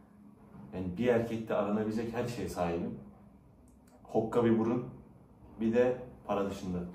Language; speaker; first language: Turkish; native; Turkish